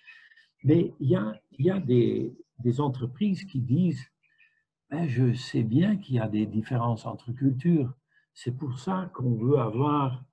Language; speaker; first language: French; non-native, fluent; Dutch